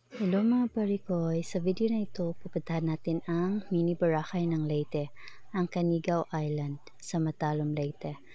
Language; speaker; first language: Filipino; non-native, local second language; Cebuano